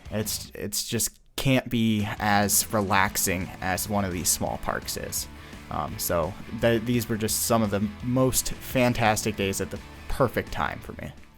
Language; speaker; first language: English; native; English